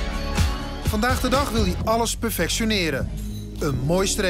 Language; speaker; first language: Dutch; native; Dutch